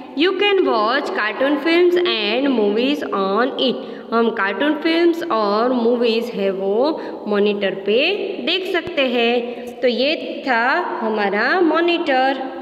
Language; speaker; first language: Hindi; non-native, local second language; Gujarati